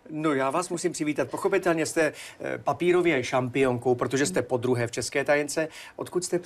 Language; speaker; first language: Czech; native; Czech